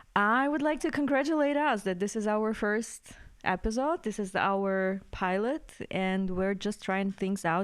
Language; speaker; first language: English; non-native, fluent; Russian